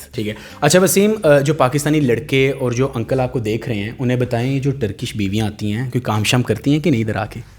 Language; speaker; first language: Urdu; native; Urdu